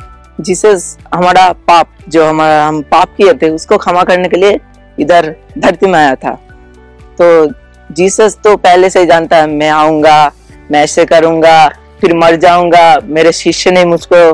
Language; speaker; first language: Hindi; non-native, local second language; Bangla